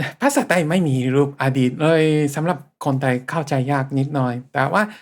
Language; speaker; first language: Thai; non-native, fluent; Japanese